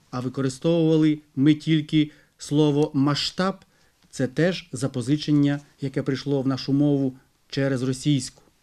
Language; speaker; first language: Ukrainian; native; Ukrainian